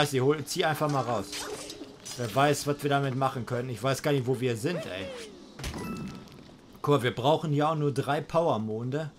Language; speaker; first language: German; native; German